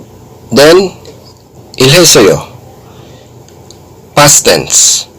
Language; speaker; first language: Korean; non-native, learner; Filipino